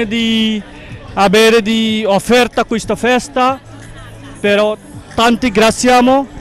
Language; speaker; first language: Italian; non-native, learner; Bangla